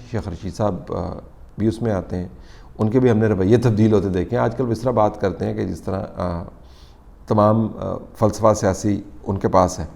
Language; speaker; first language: Urdu; native; Urdu